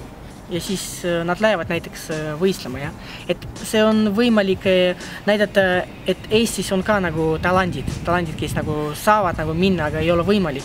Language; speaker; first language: Estonian; non-native, local second language; Russian